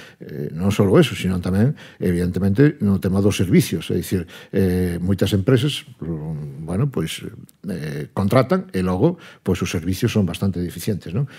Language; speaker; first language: Galician; non-native, local second language; Spanish